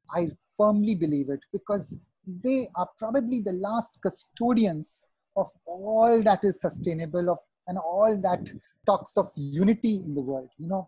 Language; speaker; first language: English; non-native, local second language; Hindi